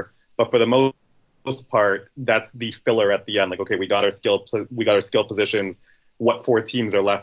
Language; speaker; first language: English; native; English